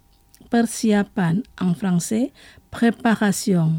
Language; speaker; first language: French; non-native, local second language; Indonesian